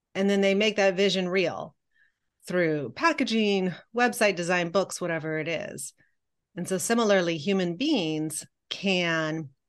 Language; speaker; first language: English; native; English